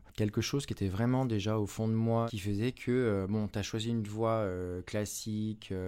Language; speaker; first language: French; native; French